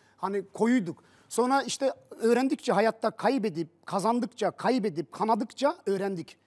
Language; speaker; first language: Turkish; early bilingual, heritage; Turkish